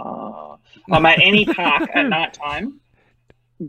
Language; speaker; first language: English; native; English